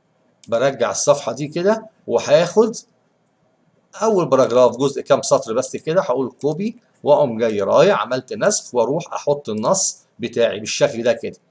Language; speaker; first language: Arabic; native; Arabic